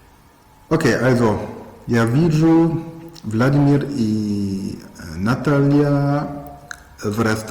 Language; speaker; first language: Russian; non-native, learner; German